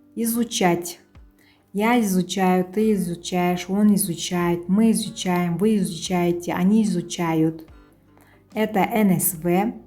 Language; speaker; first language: Russian; non-native, local second language; Kazakh